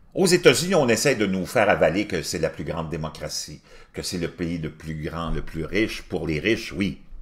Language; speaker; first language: French; native; French